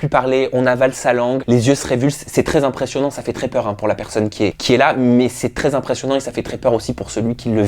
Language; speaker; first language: French; native; French